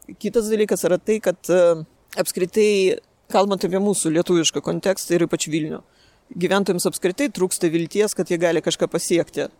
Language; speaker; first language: Lithuanian; non-native, local second language; Russian